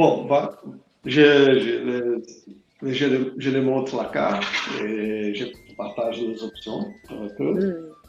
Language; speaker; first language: French; non-native, learner; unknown